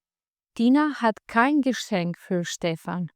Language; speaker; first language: German; non-native, fluent; Albanian